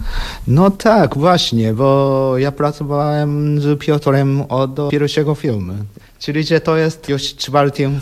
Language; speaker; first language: Polish; non-native, learner; Japanese